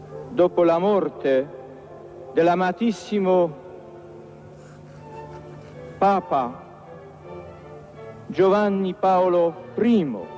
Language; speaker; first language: Italian; non-native, fluent; Polish